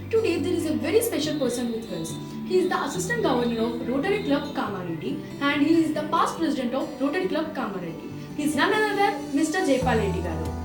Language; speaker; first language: English; non-native, local second language; Telugu